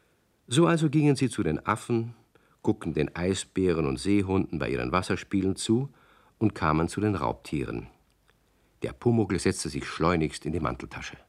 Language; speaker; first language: German; native; German